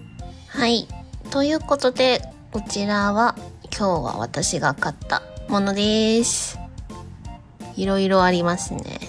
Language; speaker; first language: Japanese; non-native, fluent; Chinese